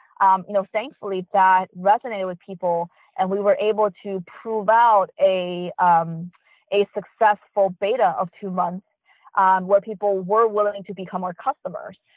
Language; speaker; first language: English; early bilingual, other home language; Chinese